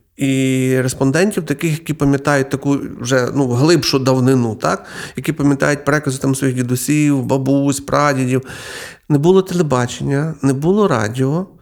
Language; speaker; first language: Ukrainian; native; Ukrainian